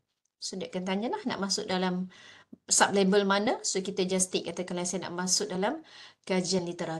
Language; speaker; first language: Malay; native; Malay